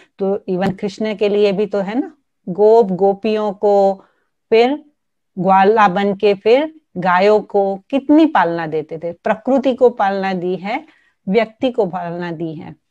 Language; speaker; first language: Hindi; non-native, local second language; Gujarati